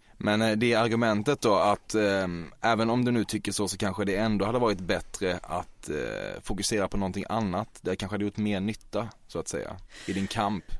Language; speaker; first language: Swedish; native; Swedish